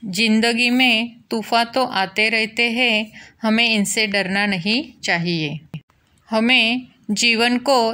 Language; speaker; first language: Hindi; non-native, local second language; Marathi